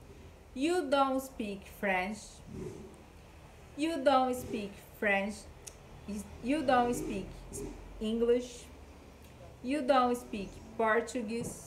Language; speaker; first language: English; non-native, fluent; Portuguese